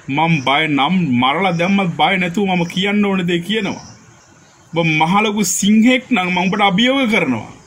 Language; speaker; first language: Sinhala; native; Sinhala